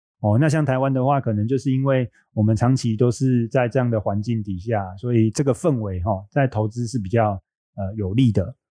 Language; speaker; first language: Chinese; native; Chinese